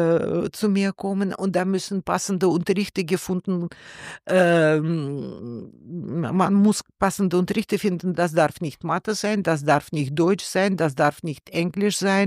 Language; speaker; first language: German; non-native, learner; Russian